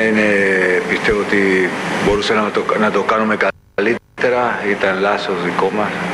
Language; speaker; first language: Greek; non-native, fluent; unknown